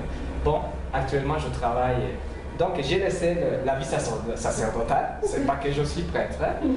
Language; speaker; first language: French; non-native, local second language; Rundi